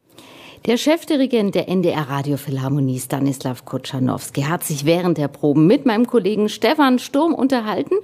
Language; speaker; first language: German; native; German